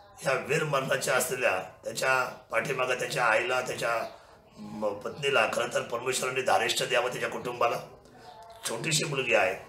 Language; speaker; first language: Marathi; native; Marathi